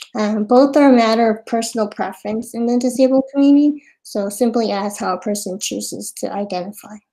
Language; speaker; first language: English; native; English